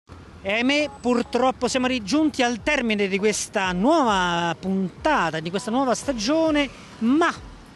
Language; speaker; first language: Italian; native; Italian